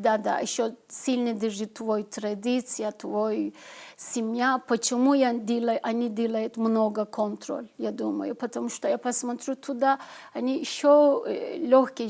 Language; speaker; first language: Russian; non-native, learner; Turkish